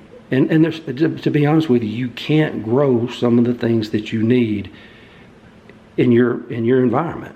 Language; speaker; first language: English; native; English